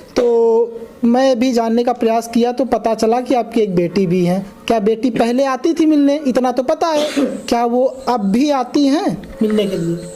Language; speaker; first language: Hindi; native; Hindi